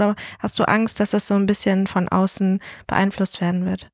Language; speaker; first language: German; native; German